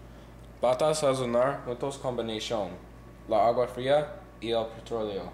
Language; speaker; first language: Spanish; non-native, learner; English